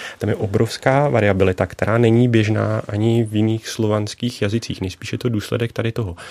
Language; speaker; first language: Czech; native; Czech